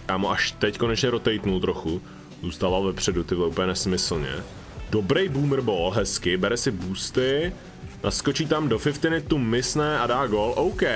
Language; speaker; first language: Czech; native; Czech